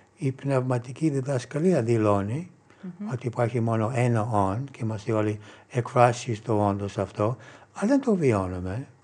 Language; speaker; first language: Greek; non-native, fluent; English